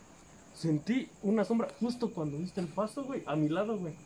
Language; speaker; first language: Spanish; native; Spanish